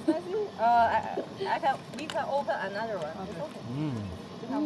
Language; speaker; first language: English; non-native, fluent; Chinese